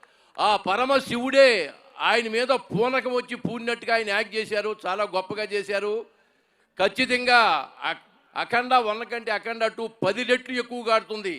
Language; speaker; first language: Telugu; native; Telugu